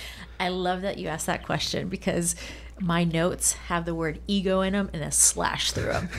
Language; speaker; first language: English; non-native, fluent; Spanish